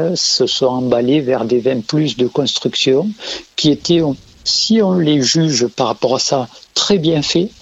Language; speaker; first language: French; native; French